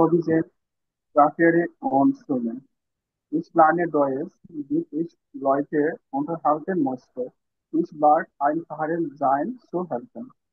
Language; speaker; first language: German; non-native, learner; Bangla